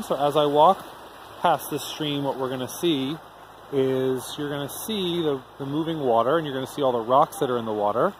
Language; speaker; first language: English; native; English